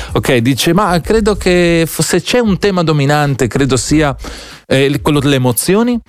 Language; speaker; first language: Italian; native; Italian